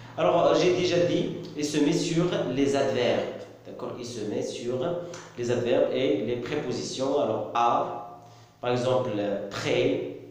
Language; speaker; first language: French; non-native, local second language; Arabic